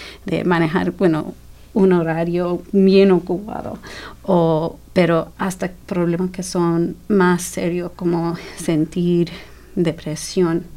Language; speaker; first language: Spanish; early bilingual, heritage; Spanish